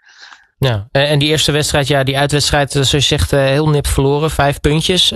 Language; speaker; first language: Dutch; native; Dutch